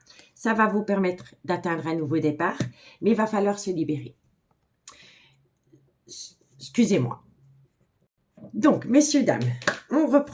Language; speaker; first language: French; native; French